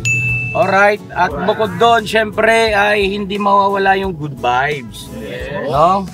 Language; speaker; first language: Filipino; native; Filipino